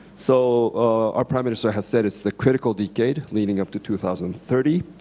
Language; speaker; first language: English; non-native, fluent; Japanese